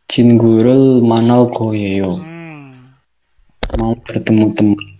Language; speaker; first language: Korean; non-native, learner; Indonesian